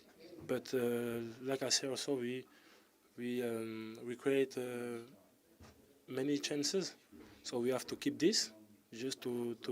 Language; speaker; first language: English; non-native, learner; French